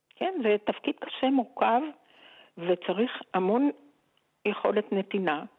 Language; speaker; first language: Hebrew; native; Hebrew